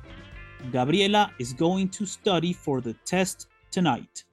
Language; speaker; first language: English; non-native, fluent; Spanish